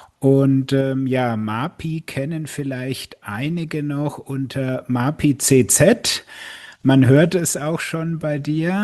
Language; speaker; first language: German; native; German